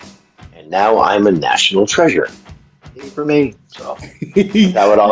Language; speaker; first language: English; native; English